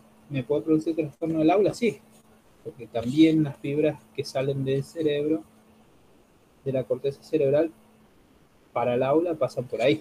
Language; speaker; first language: Spanish; native; Spanish